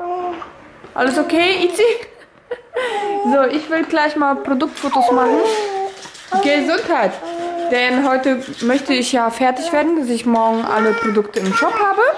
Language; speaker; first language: German; native; German